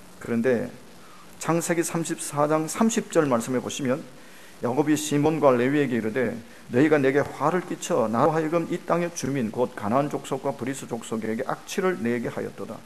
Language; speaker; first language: Korean; native; Korean